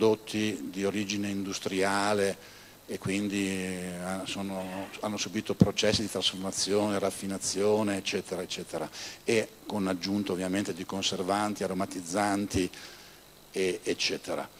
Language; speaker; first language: Italian; native; Italian